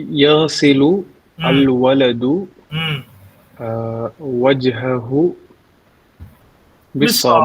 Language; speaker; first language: Arabic; non-native, learner; Tamil